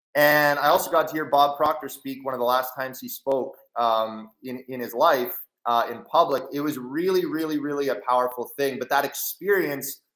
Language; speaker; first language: English; native; English